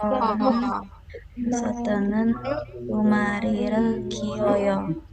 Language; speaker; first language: Korean; non-native, learner; Indonesian